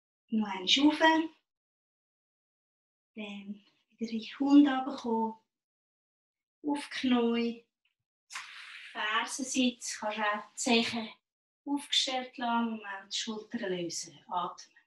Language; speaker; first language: German; native; German